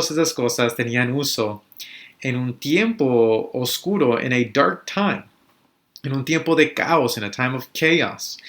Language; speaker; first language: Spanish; early bilingual, other home language; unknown